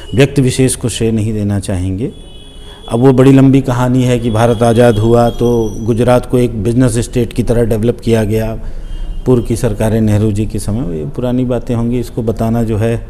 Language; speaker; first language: Hindi; native; Hindi